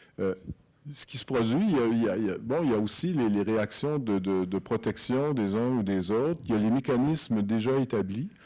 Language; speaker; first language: French; native; French